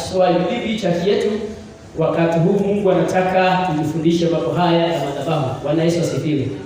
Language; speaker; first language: Swahili; non-native, local second language; Kikuyu